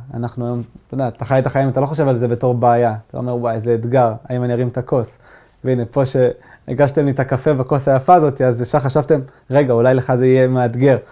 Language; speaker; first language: Hebrew; non-native, local second language; Arabic